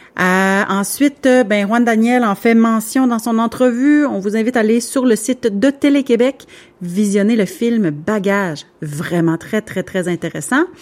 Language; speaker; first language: French; native; French